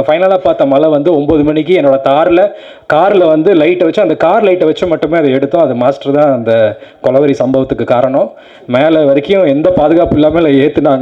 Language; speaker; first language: Tamil; native; Tamil